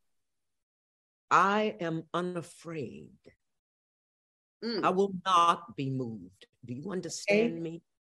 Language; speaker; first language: English; native; English